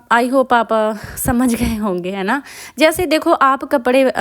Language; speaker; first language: Hindi; non-native, local second language; Punjabi